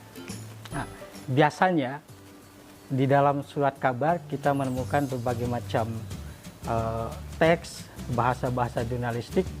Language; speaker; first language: Indonesian; native; Indonesian